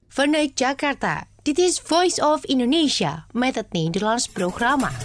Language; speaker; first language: Dutch; non-native, fluent; Indonesian